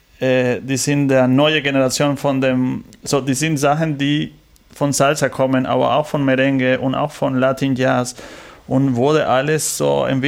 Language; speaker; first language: German; non-native, learner; Spanish